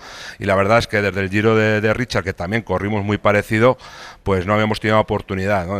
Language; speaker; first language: Spanish; native; Spanish